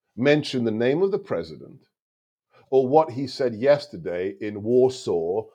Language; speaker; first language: English; non-native, local second language; Hungarian